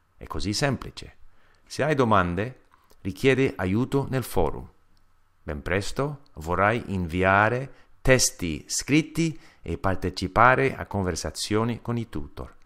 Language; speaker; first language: Italian; non-native, fluent; English